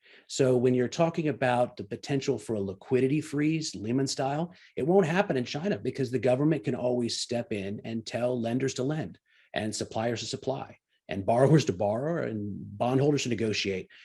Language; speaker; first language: English; native; English